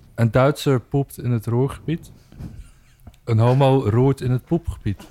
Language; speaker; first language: Dutch; native; Dutch